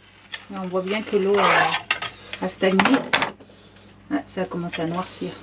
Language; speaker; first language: French; native; French